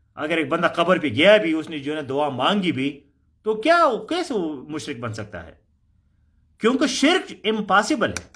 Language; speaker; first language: Urdu; non-native, local second language; Punjabi